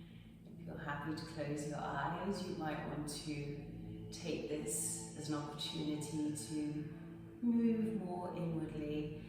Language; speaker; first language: English; native; English